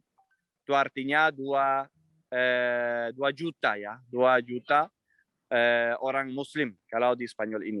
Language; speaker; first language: Indonesian; non-native, fluent; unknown